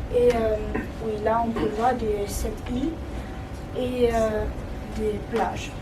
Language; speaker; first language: French; non-native, learner; German